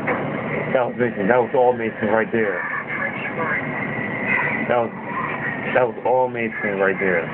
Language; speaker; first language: English; native; English